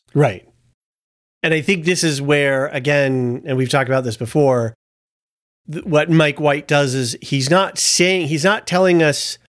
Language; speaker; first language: English; early bilingual, other home language; Italian